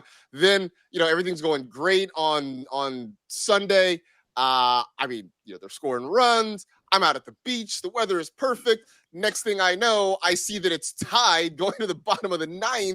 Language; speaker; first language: English; native; English